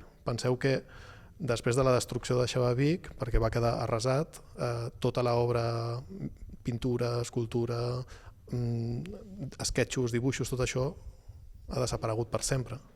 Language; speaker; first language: Catalan; native; Catalan